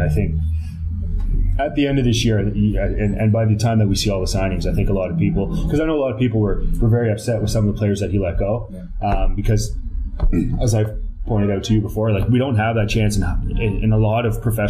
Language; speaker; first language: English; native; English